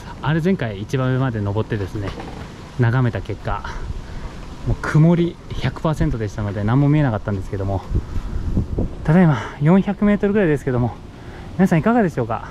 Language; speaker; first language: Japanese; native; Japanese